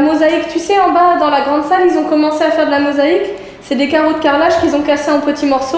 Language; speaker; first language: French; native; French